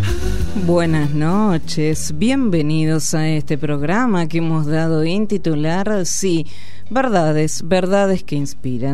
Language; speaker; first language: Spanish; native; Spanish